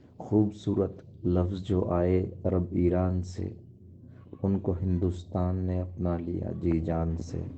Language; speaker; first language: Urdu; native; Urdu